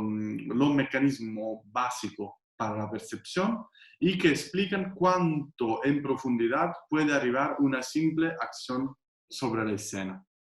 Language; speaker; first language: Spanish; non-native, fluent; Italian